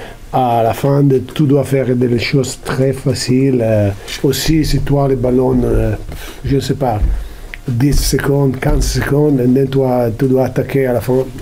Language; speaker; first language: French; non-native, learner; Italian